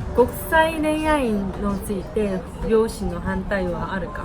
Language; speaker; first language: Japanese; non-native, fluent; Korean